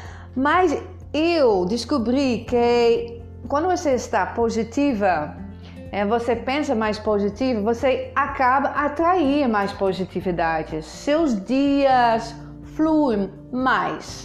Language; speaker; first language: Portuguese; non-native, fluent; Dutch